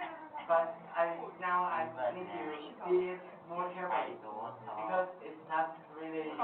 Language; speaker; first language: English; non-native, learner; Chinese